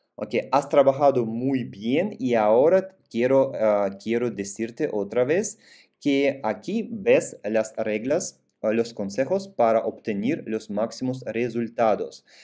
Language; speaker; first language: Spanish; non-native, fluent; Russian